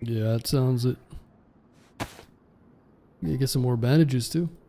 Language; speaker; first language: English; native; English